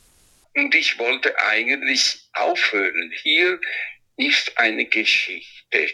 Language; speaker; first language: German; non-native, local second language; Italian